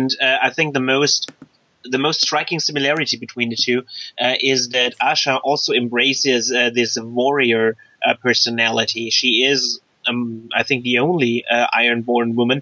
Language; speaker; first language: English; non-native, fluent; German